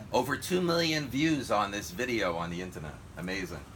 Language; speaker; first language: English; native; English